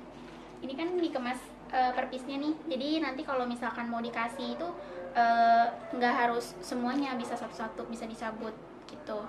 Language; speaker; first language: Indonesian; native; Indonesian